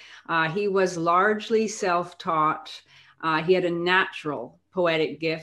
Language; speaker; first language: English; native; English